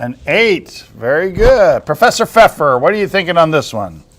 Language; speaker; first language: English; native; English